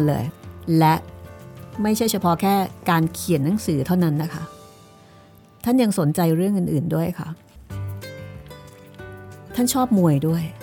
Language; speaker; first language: Thai; native; Thai